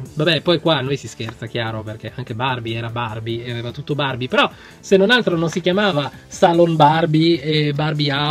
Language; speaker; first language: Italian; native; Italian